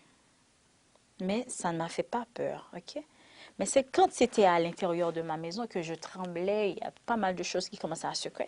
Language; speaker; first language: French; non-native, local second language; Haitian Creole